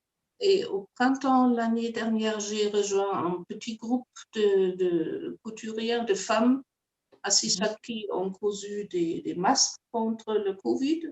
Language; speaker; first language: French; non-native, fluent; German